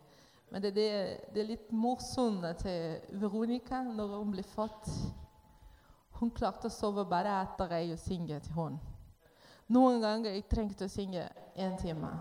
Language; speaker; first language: Norwegian; non-native, learner; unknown